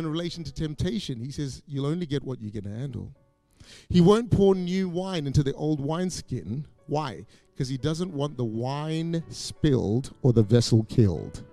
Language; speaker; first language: English; native; English